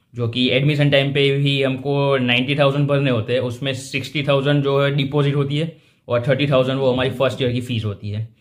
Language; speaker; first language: Hindi; non-native, local second language; Gujarati